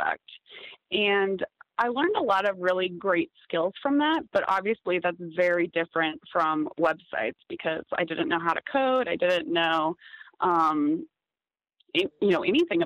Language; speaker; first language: English; native; English